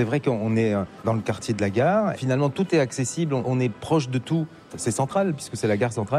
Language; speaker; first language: French; native; French